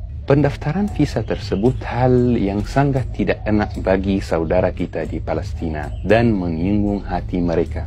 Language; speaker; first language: Indonesian; non-native, fluent; Arabic